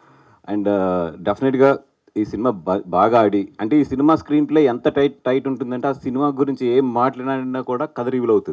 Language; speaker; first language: Telugu; native; Telugu